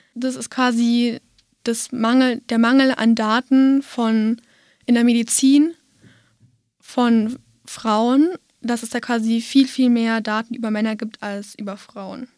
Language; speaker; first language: German; native; German